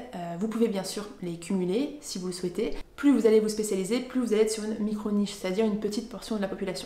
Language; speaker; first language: French; native; French